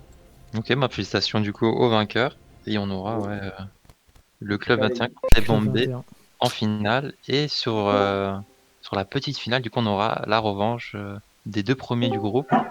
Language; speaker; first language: French; native; French